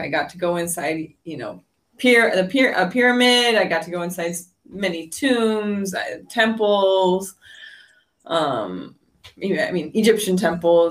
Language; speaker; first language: English; native; English